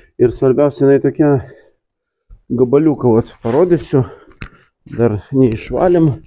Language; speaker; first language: Lithuanian; non-native, local second language; Russian